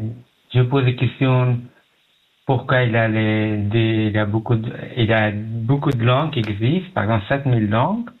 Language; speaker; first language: French; non-native, learner; Pashto